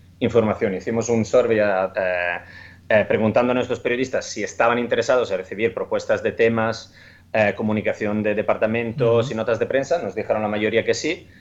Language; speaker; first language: Spanish; non-native, fluent; Italian